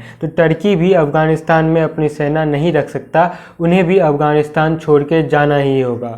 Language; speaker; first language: Hindi; native; Hindi